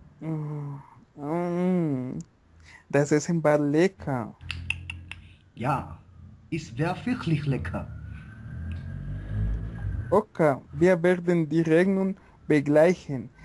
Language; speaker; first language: German; non-native, learner; Spanish